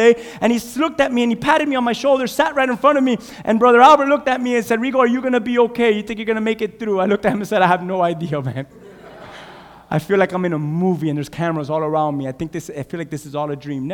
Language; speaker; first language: English; non-native, fluent; Spanish